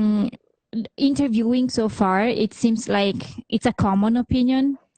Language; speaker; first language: English; non-native, fluent; Italian